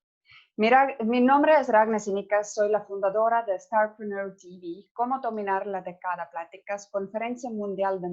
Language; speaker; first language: Spanish; non-native, fluent; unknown